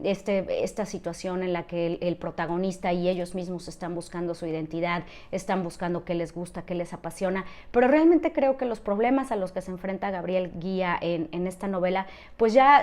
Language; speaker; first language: Spanish; native; Spanish